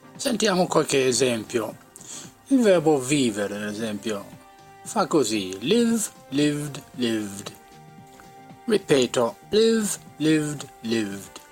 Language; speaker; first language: Italian; native; Italian